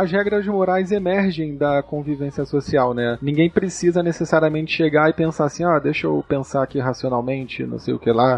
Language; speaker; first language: Portuguese; native; Portuguese